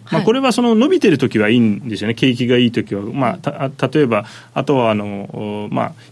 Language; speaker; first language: Japanese; non-native, fluent; Turkish